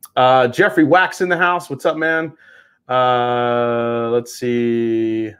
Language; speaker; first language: English; native; English